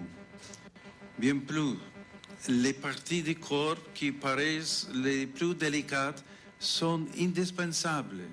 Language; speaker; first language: French; non-native, fluent; English